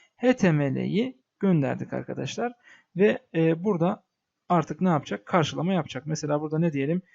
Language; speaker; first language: Turkish; native; Turkish